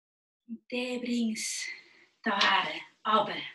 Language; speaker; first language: German; native; German